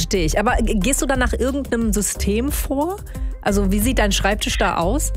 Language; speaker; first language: German; native; German